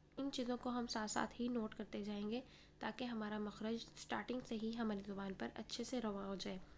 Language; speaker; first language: Urdu; native; Urdu